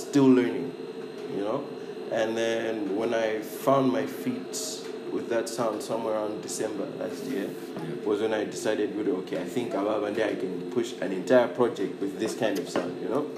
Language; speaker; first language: English; non-native, local second language; Nyanja